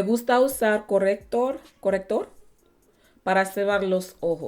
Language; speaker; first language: Spanish; non-native, learner; English